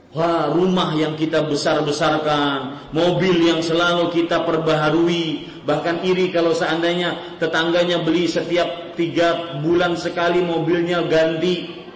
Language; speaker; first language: Indonesian; native; Indonesian